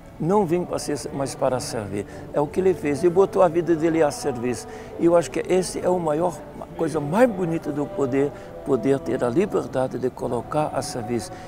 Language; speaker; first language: Portuguese; non-native, fluent; Dutch